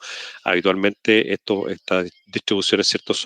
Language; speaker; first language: Spanish; native; Spanish